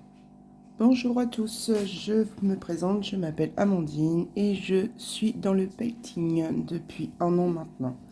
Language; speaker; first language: French; native; French